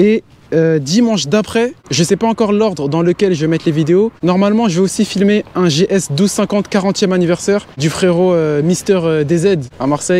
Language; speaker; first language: French; native; French